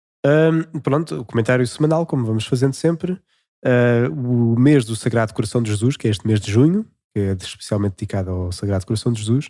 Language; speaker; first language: Portuguese; native; Portuguese